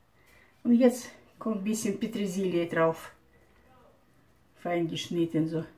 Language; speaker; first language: German; non-native, fluent; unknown